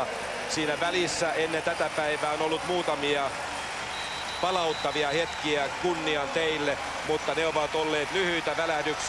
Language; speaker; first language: Finnish; native; Finnish